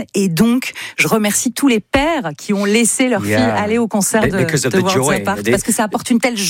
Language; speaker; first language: French; native; French